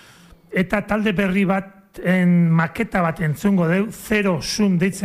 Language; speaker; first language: Basque; native; Basque